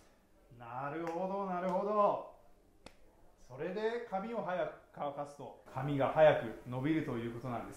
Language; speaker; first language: Japanese; native; Japanese